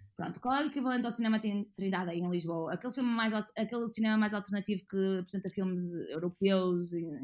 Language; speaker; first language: Portuguese; native; Portuguese